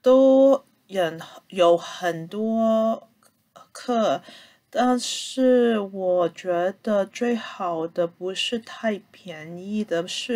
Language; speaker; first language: Chinese; early bilingual, heritage; Cantonese